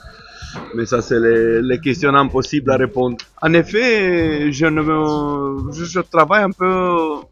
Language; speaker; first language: French; non-native, fluent; Romanian